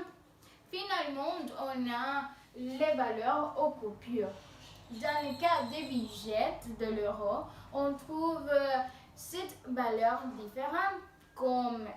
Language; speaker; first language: French; non-native, fluent; Spanish